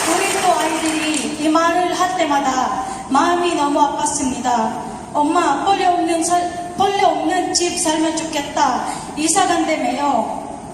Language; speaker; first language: Korean; non-native, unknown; Filipino